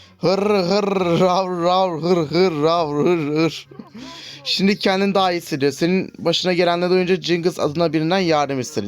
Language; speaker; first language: Turkish; native; Turkish